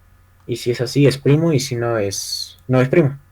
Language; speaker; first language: Spanish; native; Spanish